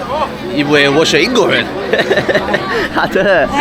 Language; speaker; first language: Chinese; non-native, learner; English